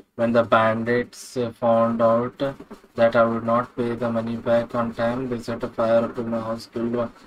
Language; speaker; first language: English; non-native, local second language; Kannada